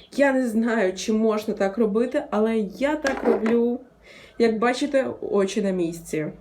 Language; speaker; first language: Ukrainian; non-native, local second language; Russian